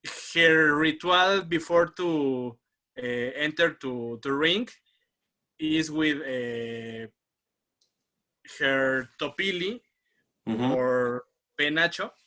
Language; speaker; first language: English; non-native, learner; Spanish